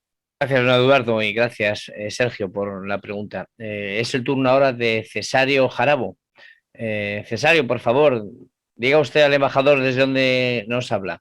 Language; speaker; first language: Spanish; native; Spanish